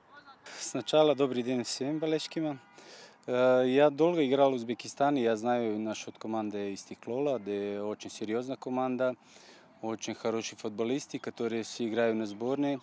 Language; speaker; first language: Russian; non-native, fluent; Serbian